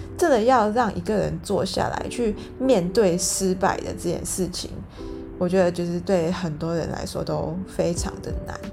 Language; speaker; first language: Chinese; native; Chinese